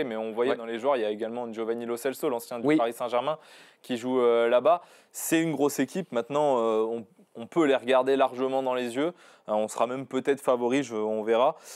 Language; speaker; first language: French; native; French